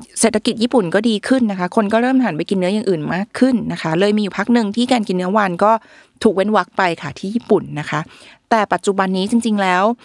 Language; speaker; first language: Thai; native; Thai